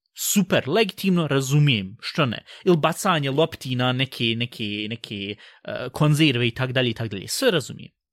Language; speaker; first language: Bosnian; early bilingual, heritage; Bosnian